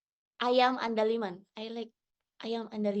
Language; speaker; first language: English; non-native, learner; Indonesian